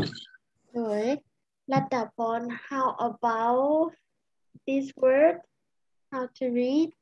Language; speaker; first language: English; non-native, fluent; Lao